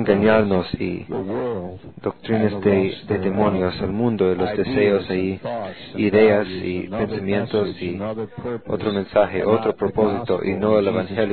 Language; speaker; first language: Spanish; non-native, fluent; English